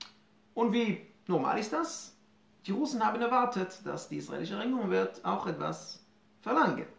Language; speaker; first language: German; non-native, fluent; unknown